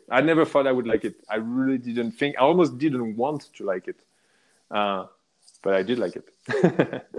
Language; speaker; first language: English; non-native, fluent; French